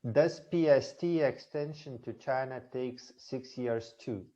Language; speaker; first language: English; non-native, fluent; Lithuanian